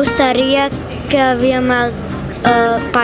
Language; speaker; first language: Spanish; early bilingual, heritage; Spanish